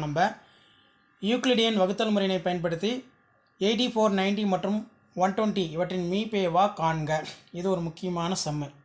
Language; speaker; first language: Tamil; native; Tamil